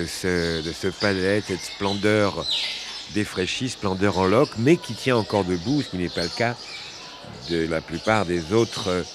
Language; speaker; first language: French; native; French